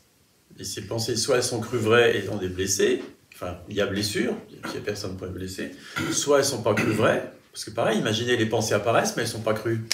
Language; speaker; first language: French; native; French